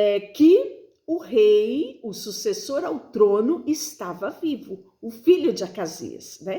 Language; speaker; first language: Portuguese; native; Portuguese